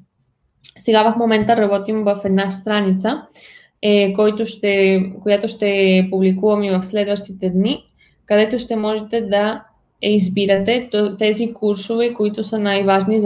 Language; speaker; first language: Bulgarian; non-native, fluent; Spanish